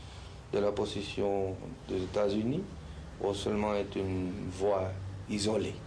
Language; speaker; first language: French; non-native, fluent; Spanish